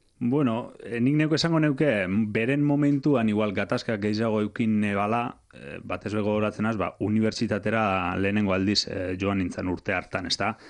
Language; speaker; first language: Basque; native; Basque